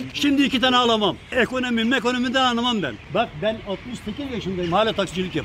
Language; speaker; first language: Turkish; native; Turkish